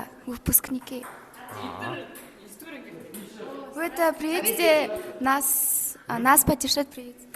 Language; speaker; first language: Russian; non-native, fluent; Mongolian